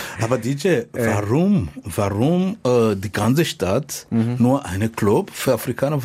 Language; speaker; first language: German; non-native, fluent; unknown